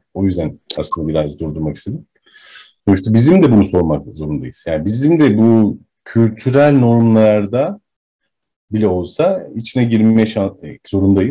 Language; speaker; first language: Turkish; native; Turkish